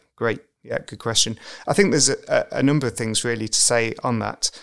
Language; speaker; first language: English; native; English